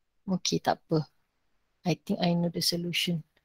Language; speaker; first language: English; non-native, local second language; Malay